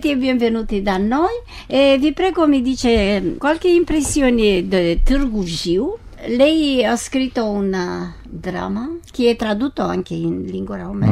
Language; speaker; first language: Italian; non-native, learner; Romanian